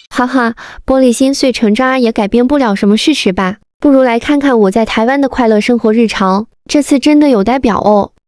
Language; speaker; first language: Chinese; native; Chinese